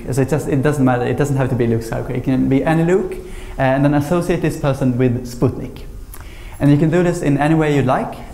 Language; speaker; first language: English; non-native, fluent; Swedish